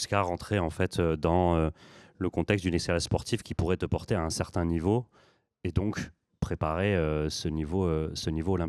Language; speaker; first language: French; native; French